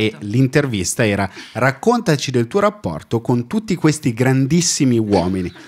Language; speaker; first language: Italian; native; Italian